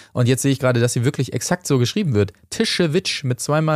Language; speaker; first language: German; native; German